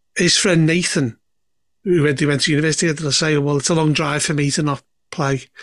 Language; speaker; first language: English; native; English